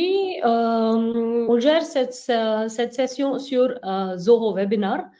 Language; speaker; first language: French; non-native, fluent; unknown